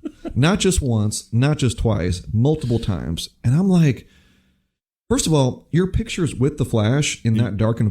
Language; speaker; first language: English; native; English